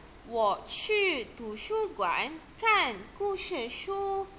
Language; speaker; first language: Chinese; non-native, local second language; Malay